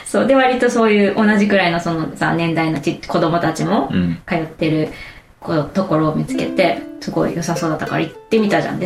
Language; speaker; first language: Japanese; native; Japanese